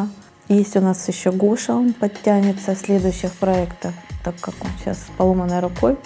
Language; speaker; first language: Russian; native; Russian